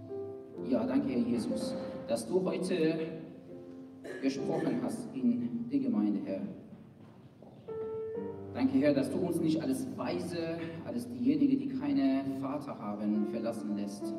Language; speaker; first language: German; non-native, fluent; Persian